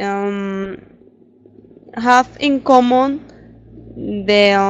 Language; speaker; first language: English; non-native, learner; Spanish